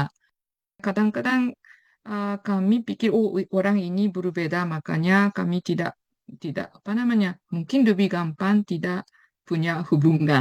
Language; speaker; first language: Indonesian; non-native, fluent; Japanese